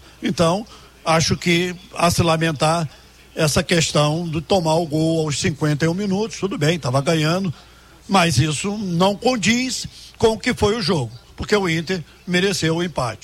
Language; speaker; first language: Portuguese; native; Portuguese